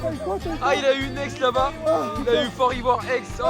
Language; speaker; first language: French; native; French